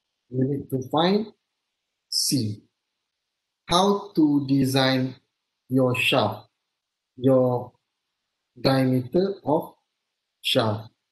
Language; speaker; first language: English; non-native, local second language; Malay